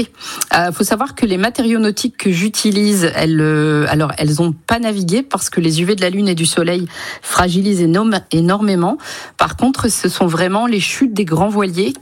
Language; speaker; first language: French; native; French